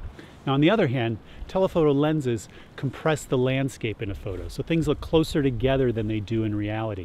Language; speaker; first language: English; native; English